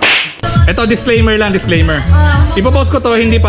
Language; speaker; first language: Filipino; native; Filipino